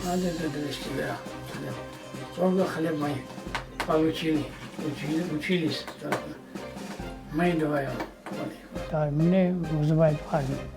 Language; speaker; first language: Russian; non-native, local second language; Armenian